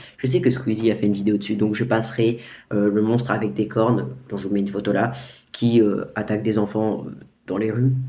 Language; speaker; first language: French; native; French